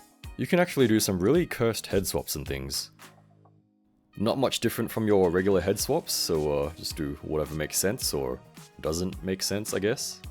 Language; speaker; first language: English; native; English